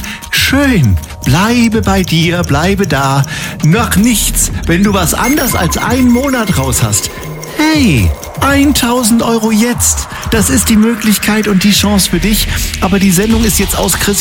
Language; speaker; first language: German; native; German